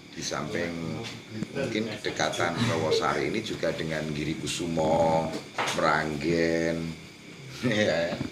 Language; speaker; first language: Indonesian; non-native, local second language; Javanese